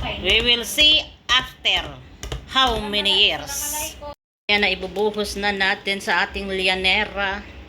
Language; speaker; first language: Filipino; non-native, local second language; Hiligaynon